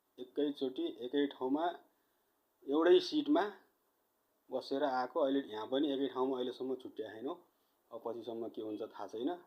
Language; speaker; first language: Nepali; native; Nepali